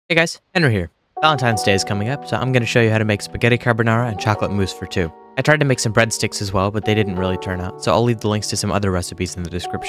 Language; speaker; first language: English; native; English